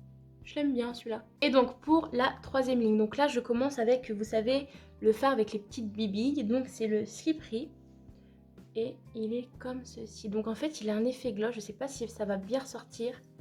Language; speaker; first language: French; native; French